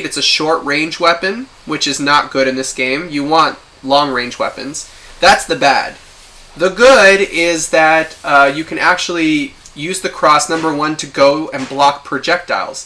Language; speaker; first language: English; native; English